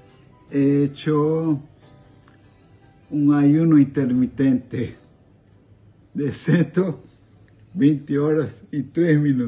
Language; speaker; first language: Spanish; non-native, learner; Portuguese